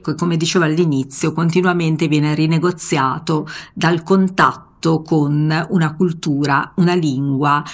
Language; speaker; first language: Italian; native; Italian